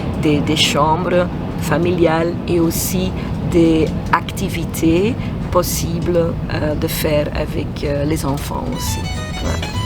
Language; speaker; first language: French; non-native, fluent; Swedish